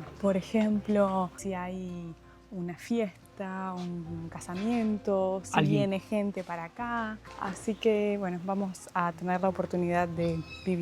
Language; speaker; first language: Spanish; native; Spanish